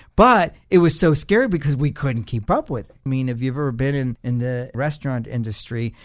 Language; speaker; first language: English; early bilingual, other home language; Spanish